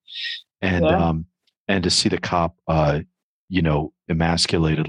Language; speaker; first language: English; native; English